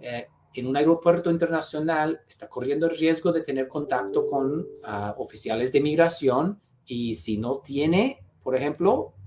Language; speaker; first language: Spanish; non-native, fluent; English